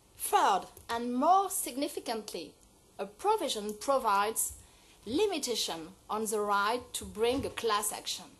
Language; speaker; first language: English; non-native, fluent; French